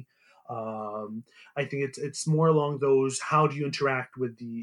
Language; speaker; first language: English; native; English